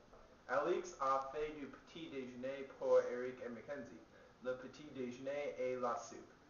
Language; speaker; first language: French; non-native, learner; English